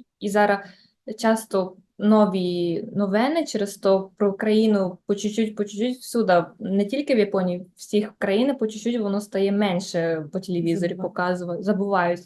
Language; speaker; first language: Ukrainian; early bilingual, heritage; Ukrainian